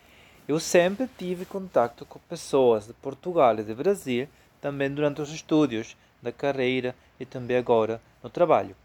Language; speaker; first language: Portuguese; non-native, fluent; Spanish